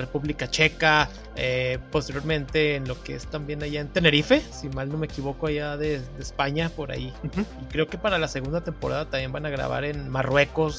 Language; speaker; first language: Spanish; native; Spanish